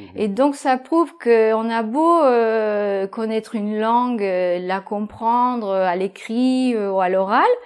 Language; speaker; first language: French; non-native, fluent; Japanese